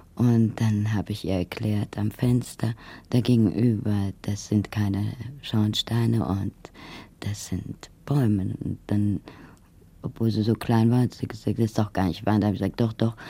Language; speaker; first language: German; native; German